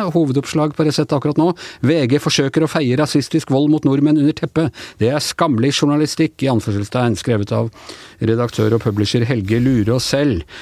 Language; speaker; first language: Norwegian; native; Norwegian